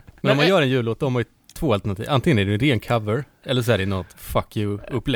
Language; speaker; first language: Swedish; native; Swedish